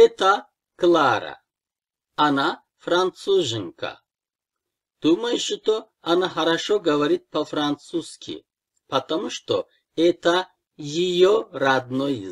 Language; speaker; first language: Russian; non-native, fluent; Turkish